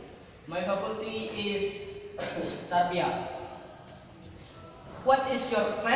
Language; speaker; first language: English; non-native, learner; Indonesian